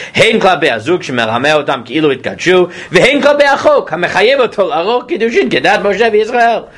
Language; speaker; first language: Hebrew; non-native, fluent; English